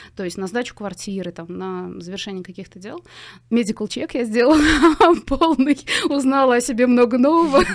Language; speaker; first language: Russian; native; Russian